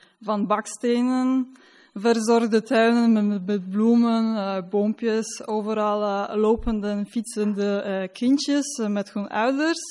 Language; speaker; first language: Dutch; non-native, fluent; Polish